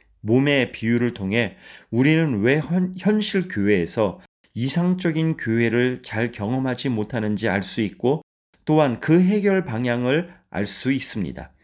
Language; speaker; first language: Korean; native; Korean